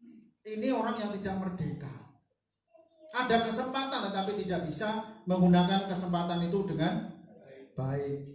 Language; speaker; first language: Indonesian; non-native, local second language; Javanese